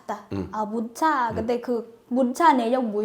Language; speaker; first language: Korean; non-native, fluent; Vietnamese